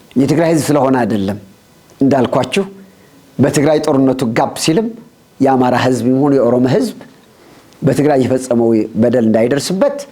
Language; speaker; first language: Amharic; non-native, local second language; Tigrinya